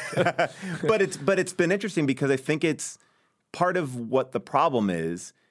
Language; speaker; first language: English; native; English